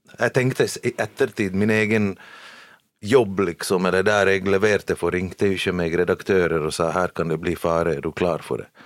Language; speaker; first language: Norwegian; early bilingual, other home language; Bosnian